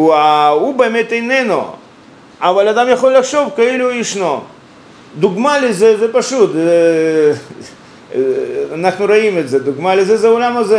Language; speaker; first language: Hebrew; non-native, fluent; Russian